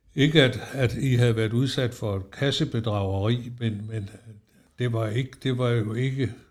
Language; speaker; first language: Danish; native; Danish